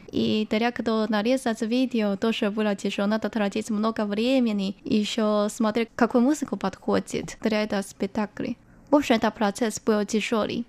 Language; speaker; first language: Russian; non-native, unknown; Chinese